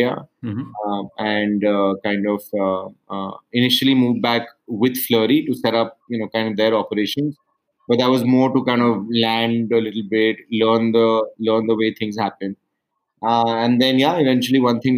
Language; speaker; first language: English; non-native, local second language; Hindi